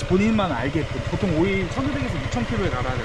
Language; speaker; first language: Korean; native; Korean